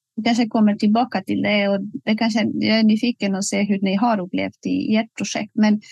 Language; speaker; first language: Swedish; non-native, fluent; Spanish